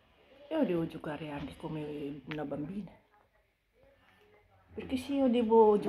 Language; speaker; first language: Italian; non-native, fluent; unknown